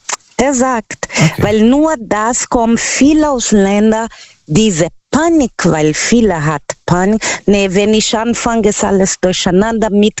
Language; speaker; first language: German; non-native, fluent; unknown